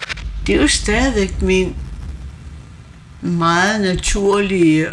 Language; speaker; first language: Danish; non-native, local second language; Kalaallisut